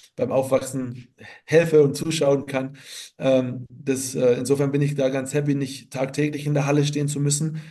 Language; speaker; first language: German; native; German